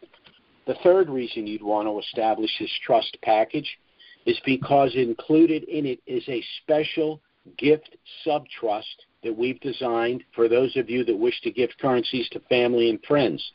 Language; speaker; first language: English; native; English